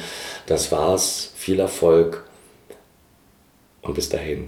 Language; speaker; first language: German; native; German